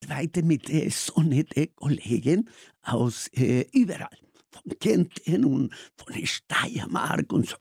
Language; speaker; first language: German; non-native, learner; Spanish